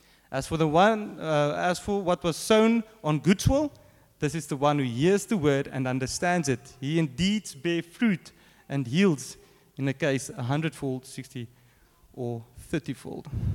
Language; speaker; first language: English; non-native, local second language; Afrikaans